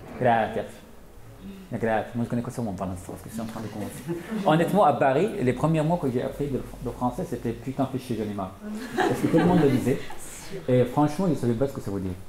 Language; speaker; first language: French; non-native, fluent; Arabic